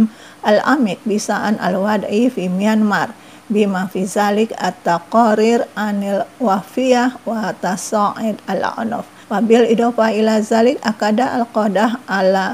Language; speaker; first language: Arabic; non-native, fluent; Indonesian